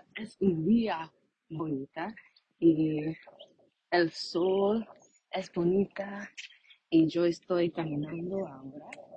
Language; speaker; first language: Spanish; non-native, learner; English